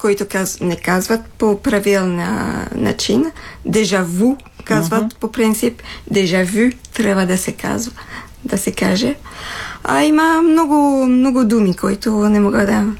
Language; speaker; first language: Bulgarian; non-native, fluent; French